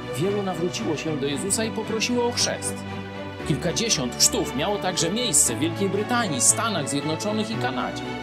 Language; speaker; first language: Polish; native; Polish